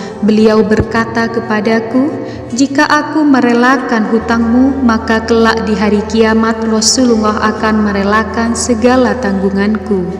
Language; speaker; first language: Indonesian; native; Indonesian